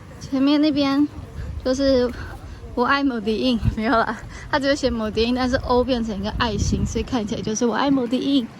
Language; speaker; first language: Chinese; native; Chinese